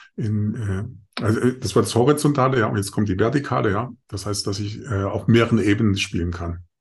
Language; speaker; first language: German; non-native, fluent; Spanish